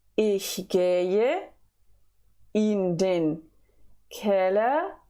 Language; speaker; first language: German; non-native, fluent; Ukrainian